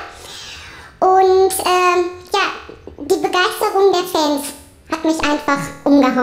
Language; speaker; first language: German; native; German